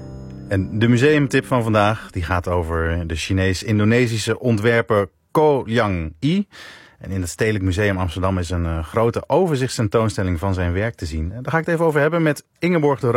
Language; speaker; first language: Dutch; native; Dutch